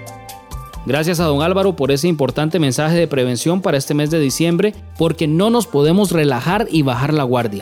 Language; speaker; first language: Spanish; native; Spanish